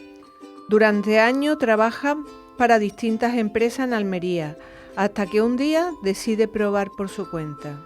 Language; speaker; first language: Spanish; native; Spanish